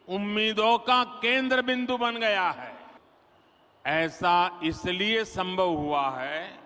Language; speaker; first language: Hindi; non-native, local second language; Gujarati